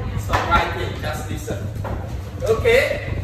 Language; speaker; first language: English; non-native, learner; Khmer